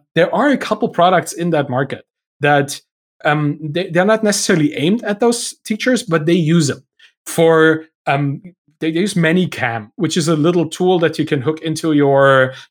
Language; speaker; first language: English; non-native, fluent; German